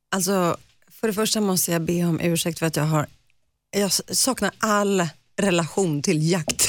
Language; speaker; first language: Swedish; early bilingual, other home language; Greek